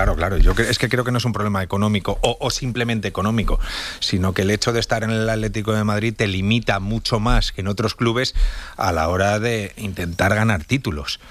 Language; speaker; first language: Spanish; native; Spanish